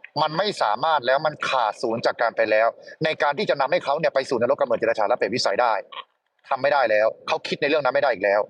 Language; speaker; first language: Thai; native; Thai